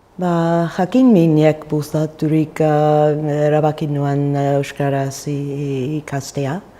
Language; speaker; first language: Basque; non-native, fluent; English